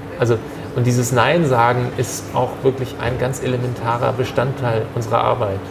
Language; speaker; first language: German; early bilingual, other home language; Turkish